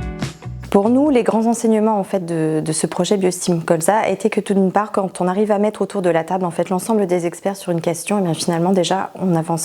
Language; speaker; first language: French; native; French